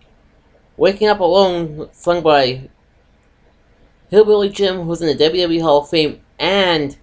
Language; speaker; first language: English; native; English